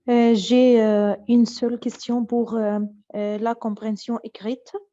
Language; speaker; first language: French; non-native, learner; Arabic